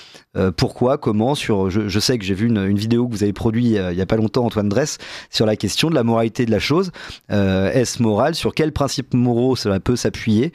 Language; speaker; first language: French; native; French